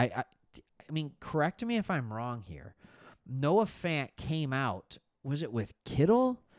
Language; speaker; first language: English; native; English